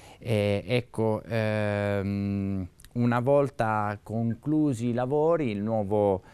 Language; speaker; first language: Italian; native; Italian